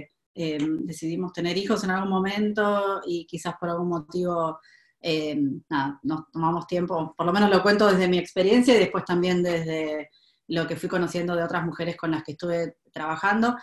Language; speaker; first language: Spanish; native; Spanish